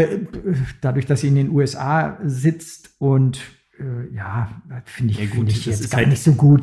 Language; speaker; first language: German; native; German